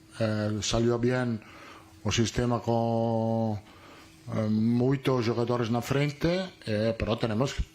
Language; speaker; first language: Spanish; non-native, fluent; Italian